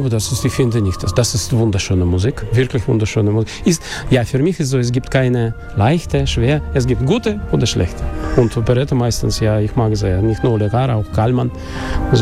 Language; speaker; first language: German; non-native, learner; Russian